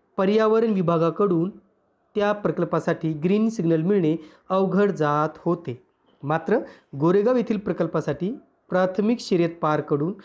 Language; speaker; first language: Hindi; non-native, local second language; Marathi